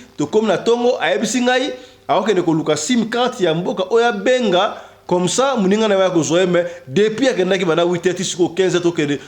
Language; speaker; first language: Lingala; native; Lingala